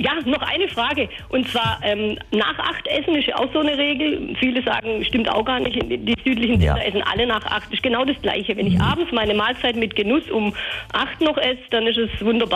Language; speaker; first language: German; native; German